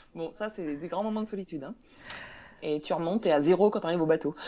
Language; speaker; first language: French; native; French